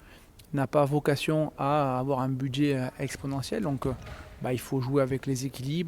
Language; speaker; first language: French; native; French